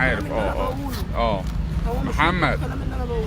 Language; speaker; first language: Arabic; native; Arabic